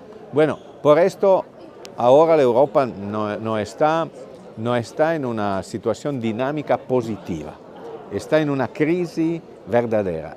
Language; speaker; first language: Spanish; non-native, fluent; Italian